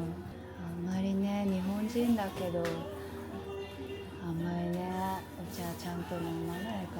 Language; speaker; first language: Japanese; native; Japanese